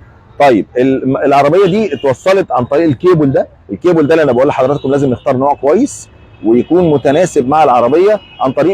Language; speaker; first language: Arabic; native; Arabic